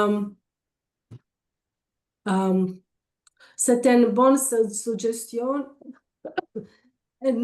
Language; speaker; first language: French; non-native, learner; English